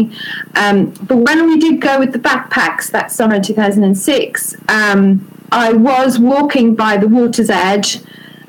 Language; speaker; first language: English; native; English